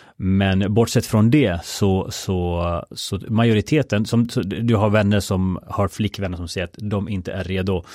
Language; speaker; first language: Swedish; early bilingual, other home language; Spanish